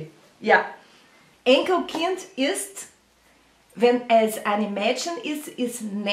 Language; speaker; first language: German; non-native, learner; Portuguese